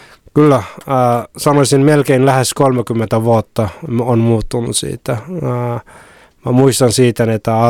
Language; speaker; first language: Finnish; non-native, fluent; Somali